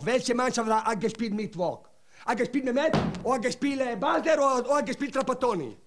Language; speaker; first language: German; non-native, learner; Italian